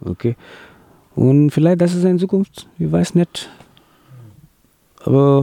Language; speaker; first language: German; non-native, learner; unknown